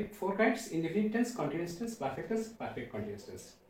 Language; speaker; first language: English; non-native, local second language; Bangla